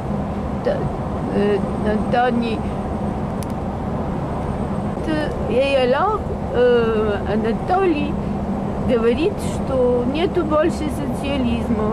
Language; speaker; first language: Russian; non-native, learner; Bulgarian